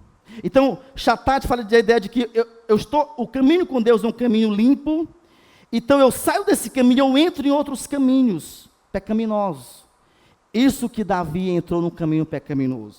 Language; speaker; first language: Portuguese; native; Portuguese